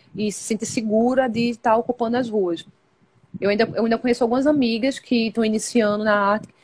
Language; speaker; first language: Portuguese; native; Portuguese